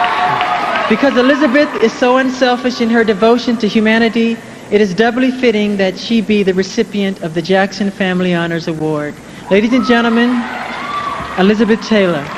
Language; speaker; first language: English; native; English